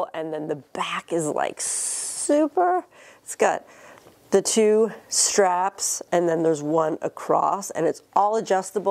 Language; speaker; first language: English; native; English